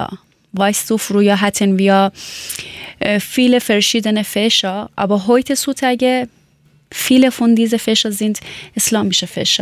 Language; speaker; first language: German; non-native, learner; Persian